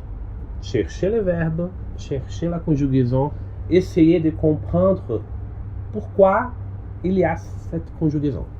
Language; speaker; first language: French; non-native, learner; Portuguese